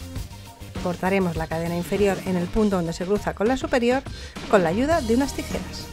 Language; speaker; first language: Spanish; native; Spanish